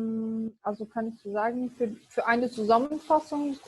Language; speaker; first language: German; non-native, fluent; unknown